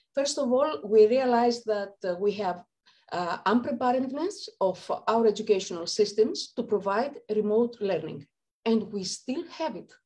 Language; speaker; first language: English; non-native, fluent; Greek